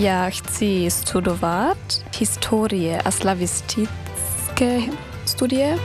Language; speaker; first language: Czech; non-native, learner; German